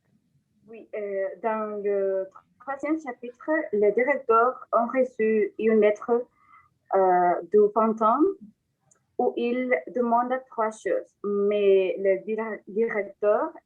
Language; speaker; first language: French; non-native, learner; Spanish